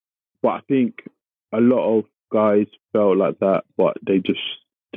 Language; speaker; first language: English; native; English